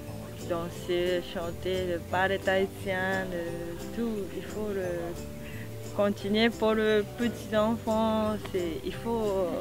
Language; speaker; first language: French; non-native, learner; Japanese